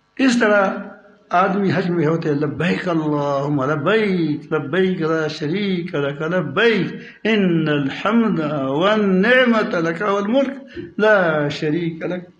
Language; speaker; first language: Urdu; non-native, local second language; Pashto